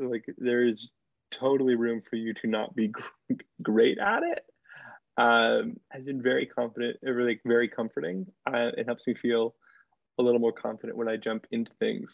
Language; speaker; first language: English; native; English